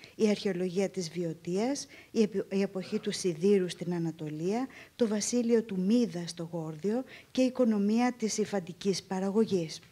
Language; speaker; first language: Greek; native; Greek